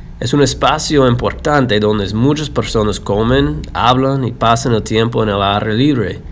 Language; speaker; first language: Spanish; non-native, fluent; English